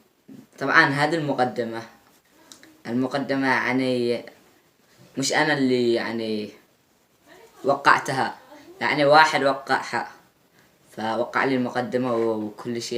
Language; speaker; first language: Arabic; native; Arabic